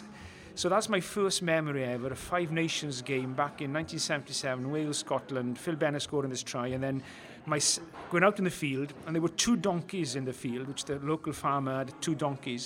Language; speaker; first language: English; non-native, local second language; Welsh